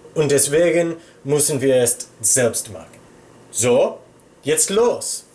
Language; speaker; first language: German; non-native, fluent; English